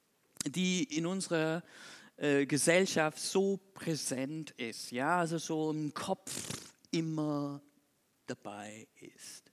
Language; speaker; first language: German; non-native, fluent; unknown